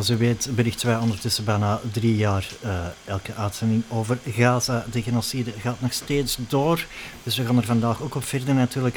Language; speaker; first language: Dutch; native; Dutch